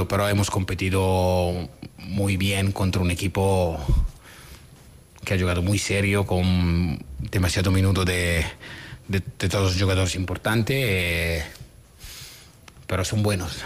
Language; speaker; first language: Spanish; non-native, fluent; Italian